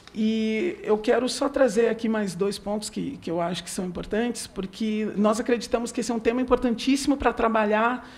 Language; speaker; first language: Portuguese; native; Portuguese